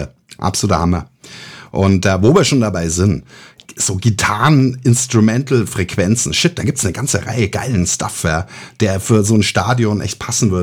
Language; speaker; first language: German; native; German